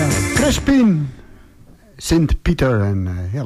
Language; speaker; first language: Dutch; native; Dutch